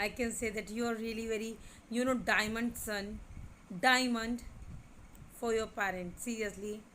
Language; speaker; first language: English; non-native, local second language; Hindi